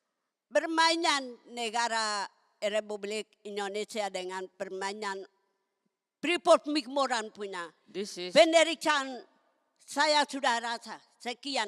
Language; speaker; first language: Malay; non-native, local second language; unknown